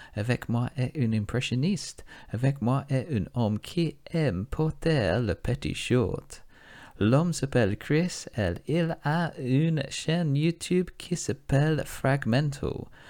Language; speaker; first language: French; non-native, learner; English